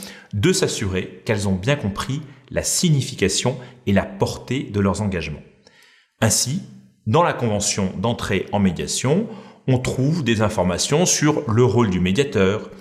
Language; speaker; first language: French; native; French